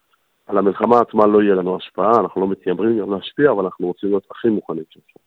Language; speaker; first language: Hebrew; native; Hebrew